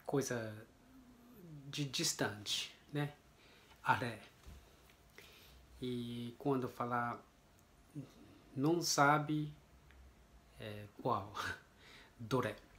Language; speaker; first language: Portuguese; non-native, learner; Japanese